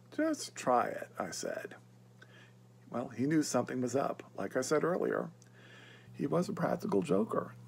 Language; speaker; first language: English; native; English